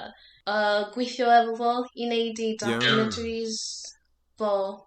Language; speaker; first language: Welsh; non-native, learner; English